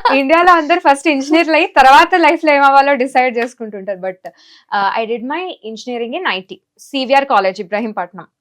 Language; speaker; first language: Telugu; native; Telugu